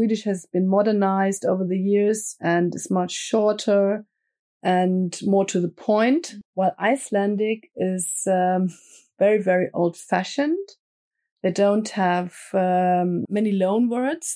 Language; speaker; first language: English; non-native, fluent; German